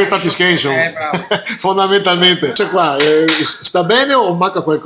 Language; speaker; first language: Italian; native; Italian